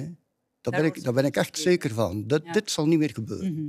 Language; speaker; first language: Dutch; native; Dutch